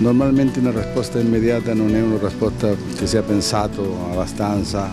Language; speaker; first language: Italian; non-native, fluent; Spanish